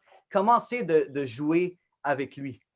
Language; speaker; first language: French; native; French